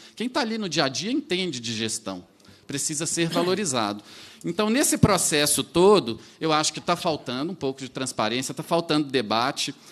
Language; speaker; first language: Portuguese; native; Portuguese